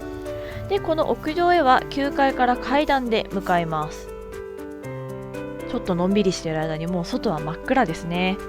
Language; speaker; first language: Japanese; native; Japanese